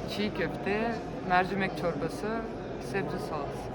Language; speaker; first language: Turkish; non-native, fluent; Russian